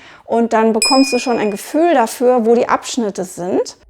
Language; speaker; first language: German; native; German